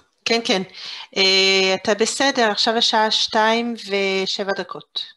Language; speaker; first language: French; non-native, fluent; Hebrew